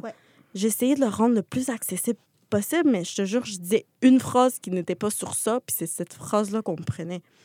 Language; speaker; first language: French; native; French